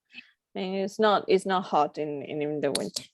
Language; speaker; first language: English; non-native, fluent; Spanish